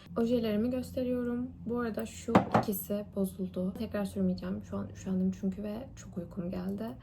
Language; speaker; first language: Turkish; early bilingual, heritage; Turkish